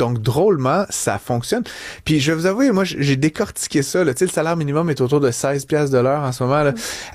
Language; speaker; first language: French; native; French